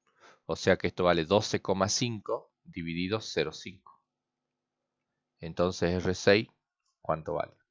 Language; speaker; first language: Spanish; native; Spanish